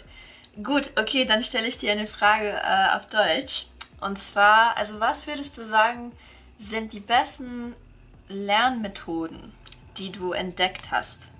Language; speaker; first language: German; non-native, fluent; English